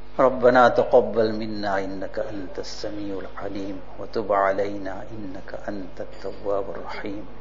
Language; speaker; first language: English; native; English